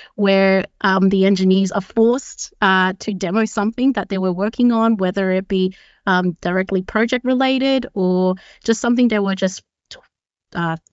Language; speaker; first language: English; native; English